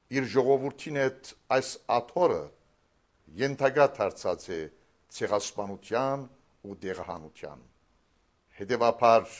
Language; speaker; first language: Armenian; native; Armenian